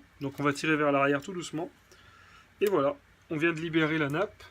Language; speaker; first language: French; native; French